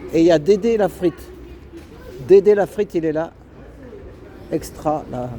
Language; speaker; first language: French; native; French